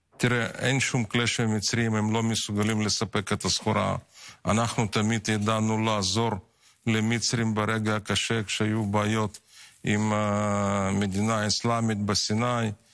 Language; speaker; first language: Hebrew; non-native, fluent; Russian